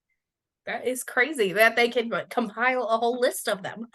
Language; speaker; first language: English; native; English